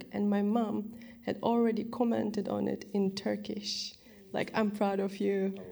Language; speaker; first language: English; non-native, fluent; Turkish